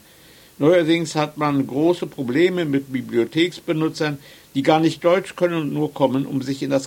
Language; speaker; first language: German; native; German